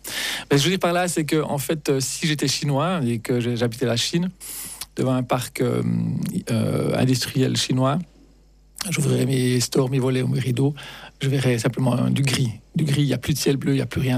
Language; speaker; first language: French; native; French